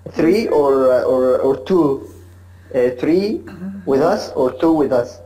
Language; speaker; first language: English; non-native, learner; Arabic